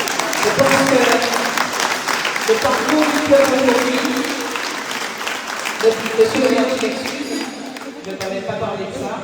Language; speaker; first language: French; native; French